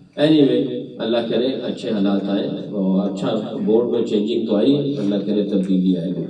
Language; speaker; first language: Urdu; non-native, local second language; Punjabi